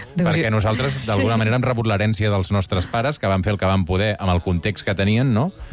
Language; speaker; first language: Catalan; native; Catalan